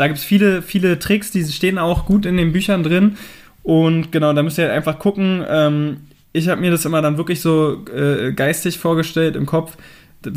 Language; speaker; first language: German; native; German